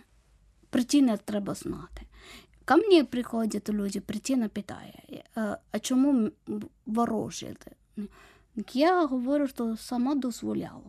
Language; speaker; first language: Ukrainian; non-native, fluent; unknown